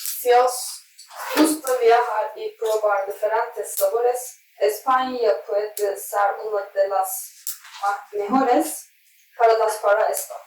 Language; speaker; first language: Spanish; non-native, learner; Turkish